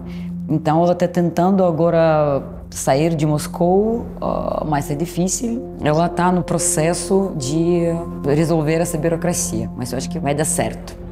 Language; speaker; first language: Portuguese; non-native, fluent; Russian